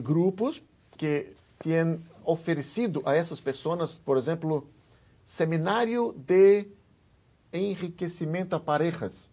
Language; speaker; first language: Spanish; non-native, fluent; Portuguese